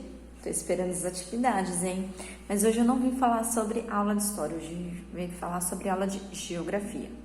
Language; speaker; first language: Portuguese; native; Portuguese